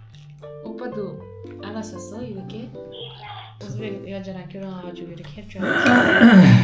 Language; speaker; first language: Korean; non-native, local second language; Uzbek